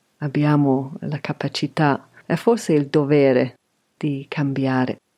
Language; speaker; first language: Italian; non-native, fluent; English